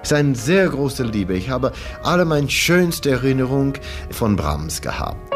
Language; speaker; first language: German; non-native, fluent; English